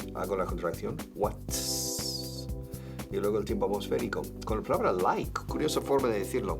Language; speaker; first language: Spanish; native; Spanish